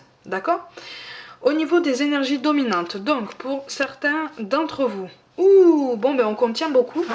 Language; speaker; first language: French; native; French